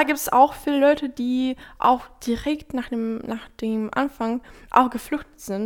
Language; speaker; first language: German; non-native, fluent; Ukrainian